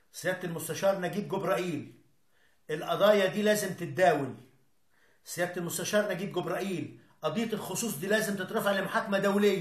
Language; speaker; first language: Arabic; native; Arabic